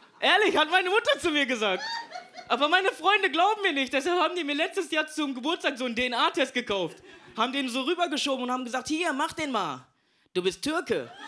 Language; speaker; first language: German; native; German